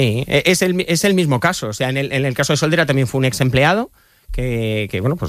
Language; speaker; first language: Spanish; native; Spanish